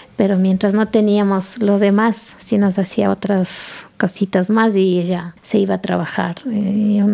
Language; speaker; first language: Spanish; native; Spanish